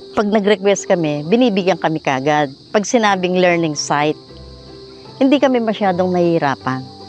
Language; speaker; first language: Filipino; non-native, local second language; Pampanga